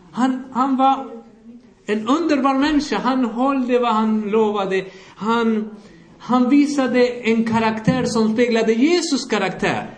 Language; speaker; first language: Swedish; non-native, fluent; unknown